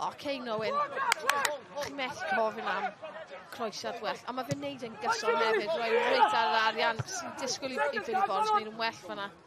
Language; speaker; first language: Welsh; native; Welsh